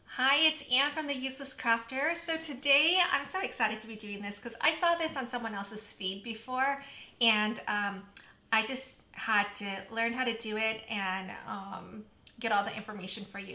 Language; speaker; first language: English; native; English